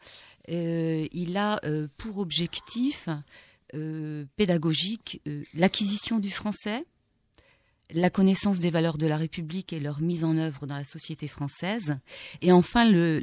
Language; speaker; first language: French; native; French